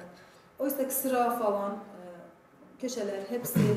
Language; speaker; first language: Turkish; non-native, fluent; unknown